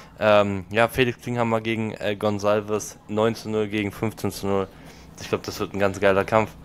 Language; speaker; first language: German; native; German